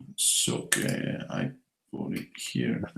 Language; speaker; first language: English; non-native, fluent; Spanish